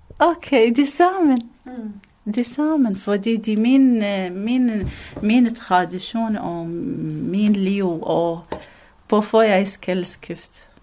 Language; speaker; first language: Danish; non-native, learner; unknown